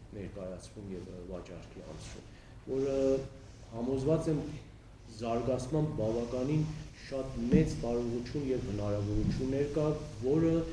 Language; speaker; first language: Armenian; early bilingual, heritage; Armenian